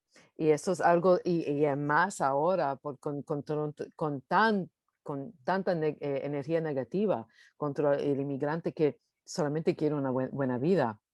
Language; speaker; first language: Spanish; early bilingual, heritage; English